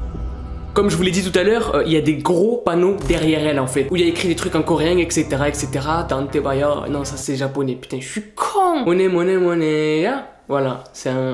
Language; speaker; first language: French; native; French